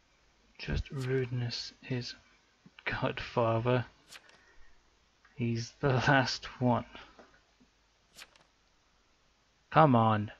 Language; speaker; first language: English; native; English